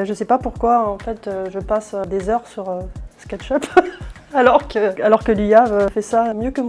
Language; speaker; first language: French; native; French